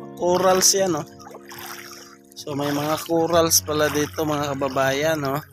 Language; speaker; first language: Filipino; non-native, local second language; Bikol